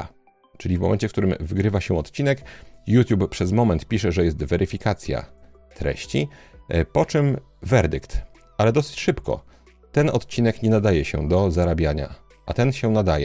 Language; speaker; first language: Polish; native; Polish